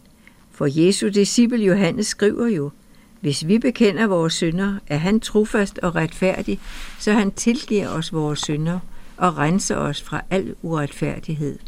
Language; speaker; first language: Danish; native; Danish